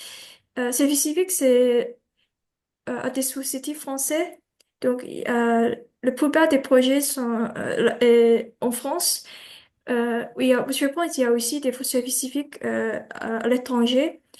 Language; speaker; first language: French; non-native, learner; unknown